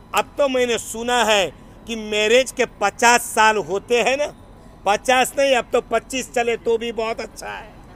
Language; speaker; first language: Hindi; non-native, local second language; Gujarati